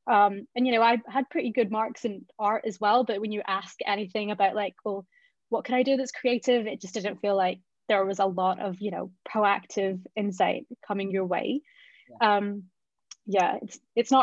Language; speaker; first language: English; native; English